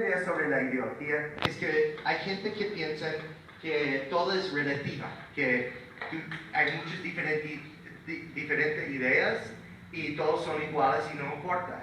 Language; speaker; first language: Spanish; non-native, fluent; English